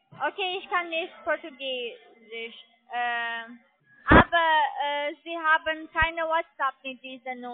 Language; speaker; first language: German; non-native, learner; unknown